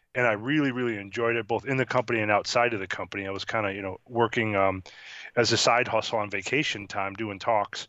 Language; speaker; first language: English; native; English